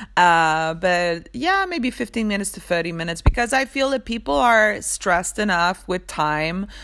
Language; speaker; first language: English; early bilingual, other home language; Swedish